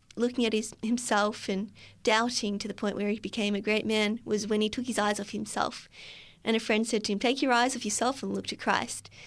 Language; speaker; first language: English; native; English